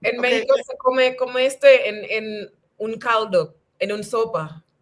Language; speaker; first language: Spanish; non-native, fluent; English